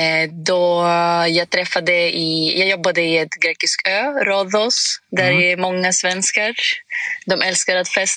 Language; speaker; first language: Swedish; non-native, fluent; Greek